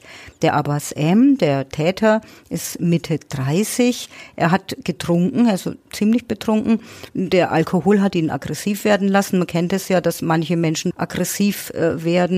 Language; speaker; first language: German; native; German